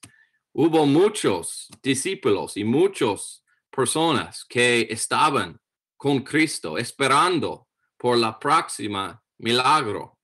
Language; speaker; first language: Spanish; non-native, learner; English